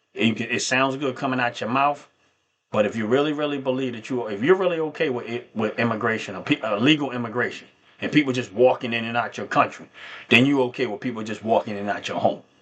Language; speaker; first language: English; native; English